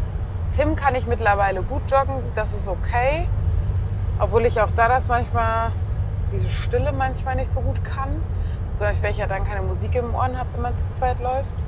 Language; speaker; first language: German; native; German